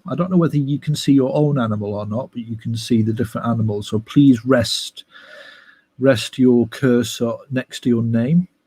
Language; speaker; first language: English; native; English